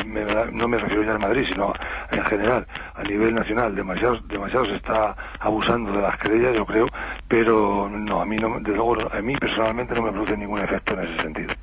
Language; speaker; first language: Spanish; native; Spanish